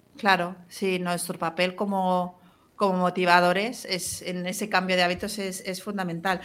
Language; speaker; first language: Spanish; native; Spanish